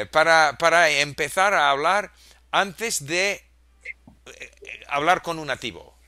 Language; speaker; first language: Spanish; non-native, fluent; English